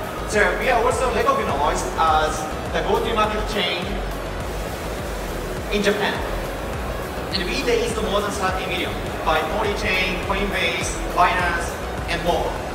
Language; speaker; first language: English; non-native, fluent; Japanese